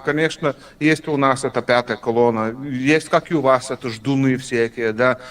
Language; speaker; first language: Russian; non-native, fluent; Lithuanian